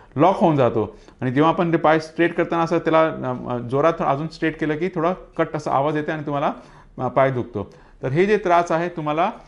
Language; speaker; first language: Marathi; non-native, local second language; Hindi